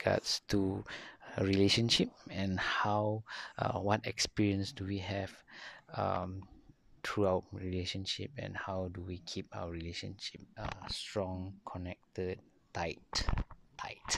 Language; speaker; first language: English; non-native, local second language; Malay